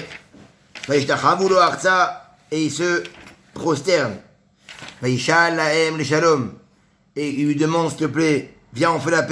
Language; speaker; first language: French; native; French